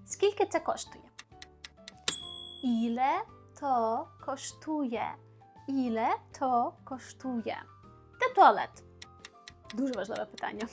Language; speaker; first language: Polish; non-native, fluent; Ukrainian